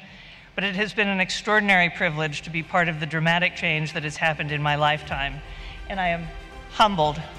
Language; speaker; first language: English; native; English